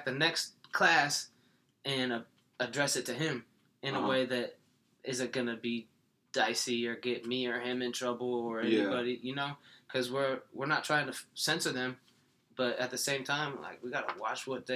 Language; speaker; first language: English; native; English